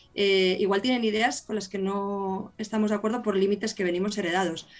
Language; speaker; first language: Spanish; native; Spanish